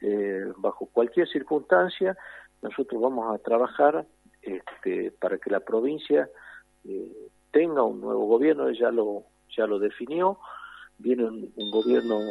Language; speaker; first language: Spanish; native; Spanish